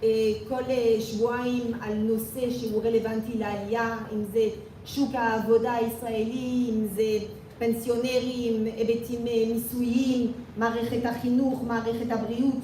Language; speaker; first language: Hebrew; non-native, fluent; French